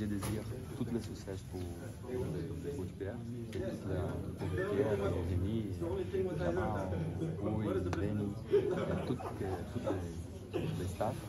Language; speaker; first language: French; non-native, learner; Portuguese